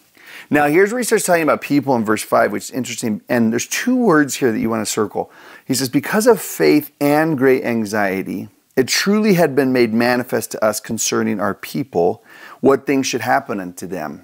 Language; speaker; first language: English; native; English